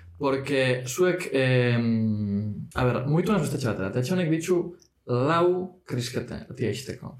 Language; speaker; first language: Basque; non-native, local second language; Spanish